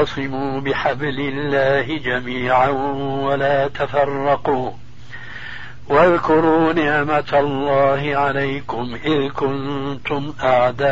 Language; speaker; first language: Arabic; early bilingual, other home language; Albanian